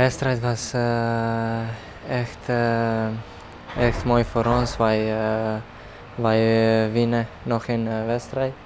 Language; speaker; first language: Dutch; non-native, learner; Serbian